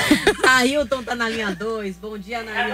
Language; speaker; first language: Portuguese; native; Portuguese